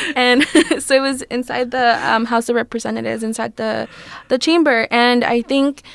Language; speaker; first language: English; early bilingual, other home language; Spanish